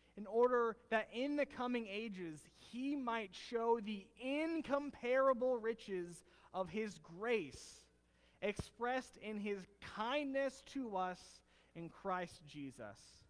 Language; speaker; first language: English; native; English